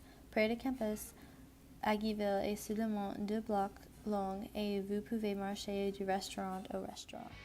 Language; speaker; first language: French; non-native, learner; English